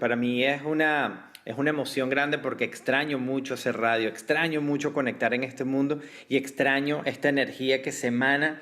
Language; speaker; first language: Spanish; native; Spanish